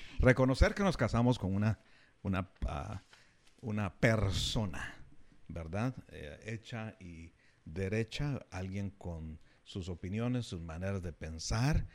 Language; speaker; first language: Spanish; native; Spanish